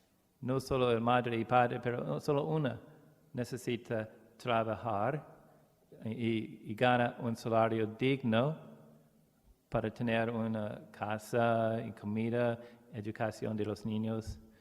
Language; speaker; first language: Spanish; non-native, learner; English